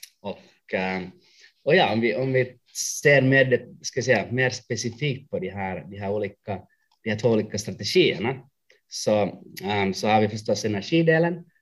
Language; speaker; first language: Swedish; non-native, local second language; Finnish